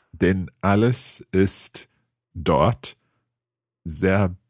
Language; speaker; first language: German; non-native, learner; English